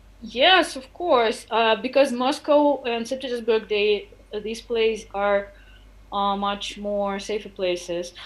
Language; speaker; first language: English; non-native, fluent; Russian